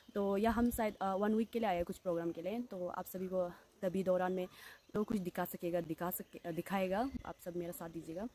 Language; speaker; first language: Hindi; non-native, local second language; Nyishi